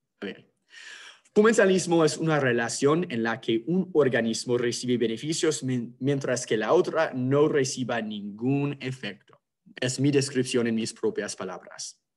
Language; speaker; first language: Spanish; non-native, fluent; English